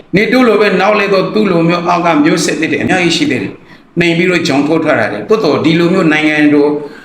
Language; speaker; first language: Burmese; native; Burmese